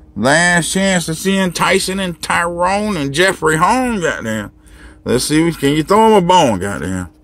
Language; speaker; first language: English; native; English